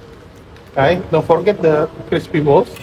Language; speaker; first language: English; non-native, fluent; Indonesian